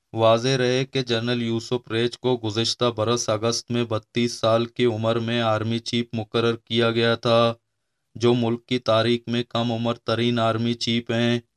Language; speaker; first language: Urdu; non-native, local second language; Baluchi